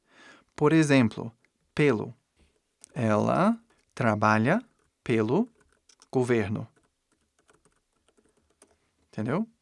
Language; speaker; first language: Portuguese; non-native, fluent; English